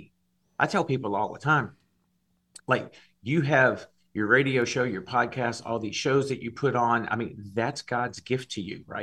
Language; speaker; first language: English; native; English